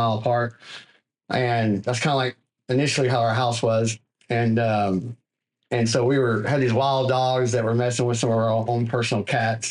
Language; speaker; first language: English; native; English